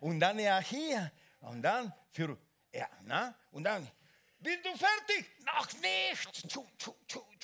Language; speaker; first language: German; non-native, learner; Spanish